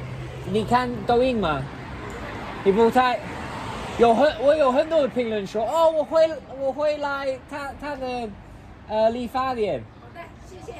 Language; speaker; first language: Chinese; non-native, learner; English